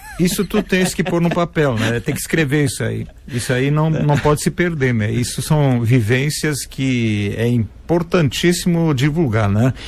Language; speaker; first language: Portuguese; native; Portuguese